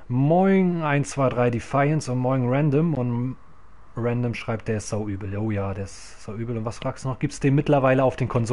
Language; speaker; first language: German; native; German